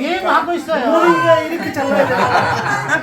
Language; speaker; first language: Korean; non-native, learner; Urdu